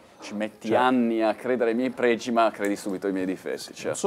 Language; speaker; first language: Italian; native; Italian